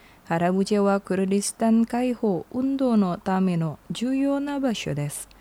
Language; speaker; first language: Japanese; non-native, learner; Indonesian